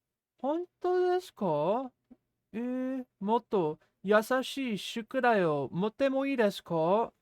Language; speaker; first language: Japanese; non-native, fluent; English